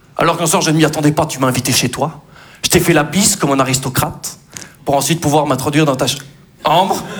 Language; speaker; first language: French; native; French